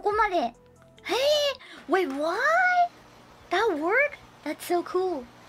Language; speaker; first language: English; non-native, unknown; Japanese